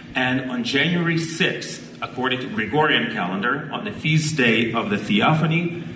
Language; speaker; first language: English; non-native, fluent; Ukrainian